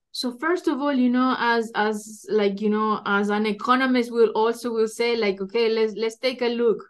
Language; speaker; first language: English; non-native, fluent; Spanish